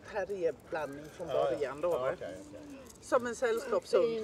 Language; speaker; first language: Swedish; native; Swedish